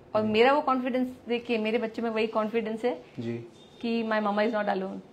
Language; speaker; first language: Hindi; non-native, local second language; Gujarati